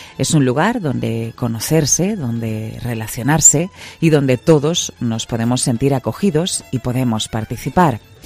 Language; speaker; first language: Spanish; native; Spanish